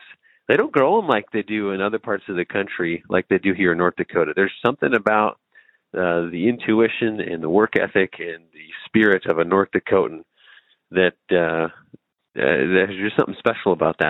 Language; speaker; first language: English; native; English